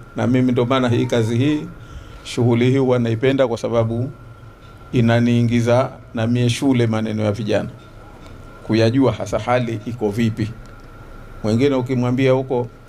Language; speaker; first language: Swahili; native; Swahili